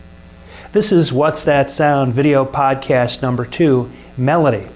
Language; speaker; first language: English; native; English